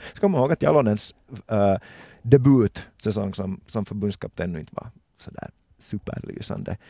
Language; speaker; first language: Swedish; native; Swedish